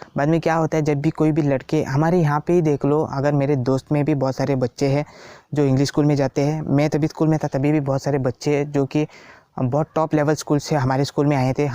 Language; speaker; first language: Hindi; non-native, local second language; Konkani